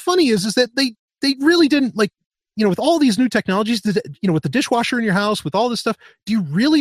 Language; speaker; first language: English; native; English